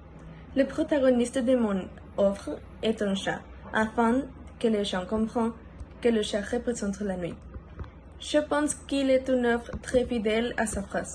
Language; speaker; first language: French; non-native, learner; Spanish